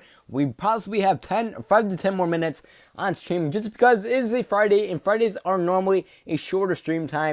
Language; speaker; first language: English; native; English